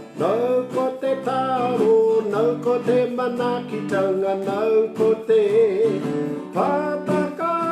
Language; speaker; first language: Māori; non-native, local second language; English